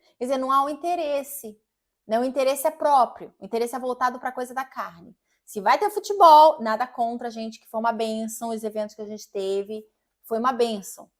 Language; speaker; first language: Portuguese; native; Portuguese